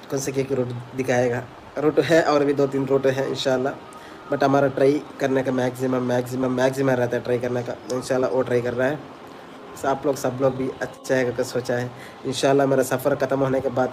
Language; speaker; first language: Hindi; non-native, local second language; Malayalam